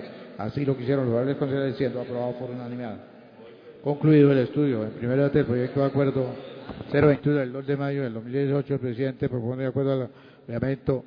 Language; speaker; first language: Spanish; native; Spanish